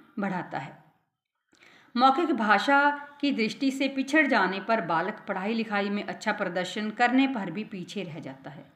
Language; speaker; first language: Hindi; non-native, local second language; Punjabi